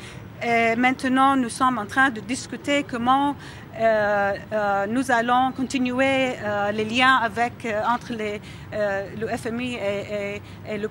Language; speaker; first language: French; non-native, learner; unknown